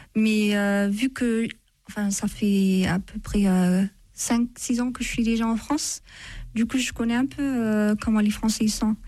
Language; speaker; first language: French; non-native, fluent; Amharic